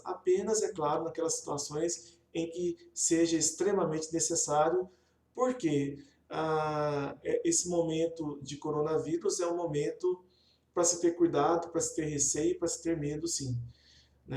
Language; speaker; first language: Portuguese; native; Portuguese